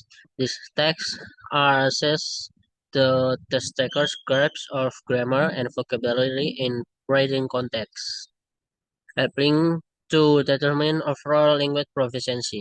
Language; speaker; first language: English; non-native, learner; Indonesian